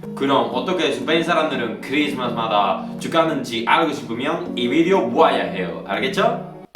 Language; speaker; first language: Korean; non-native, learner; Spanish